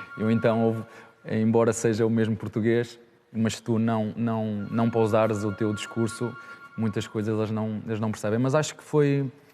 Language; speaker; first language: Portuguese; native; Portuguese